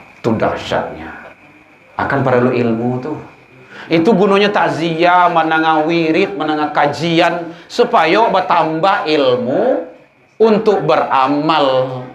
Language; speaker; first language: Malay; non-native, local second language; Minangkabau